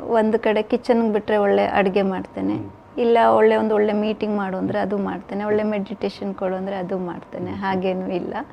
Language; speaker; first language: Kannada; native; Kannada